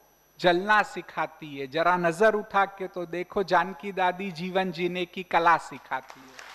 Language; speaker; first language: Hindi; native; Hindi